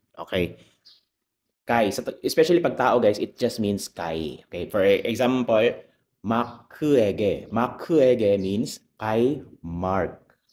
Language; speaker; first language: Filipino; non-native, local second language; Cebuano